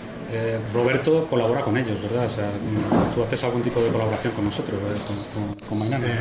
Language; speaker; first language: Spanish; native; Spanish